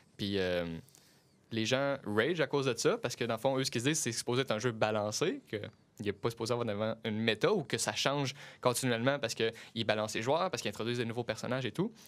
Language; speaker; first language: French; native; French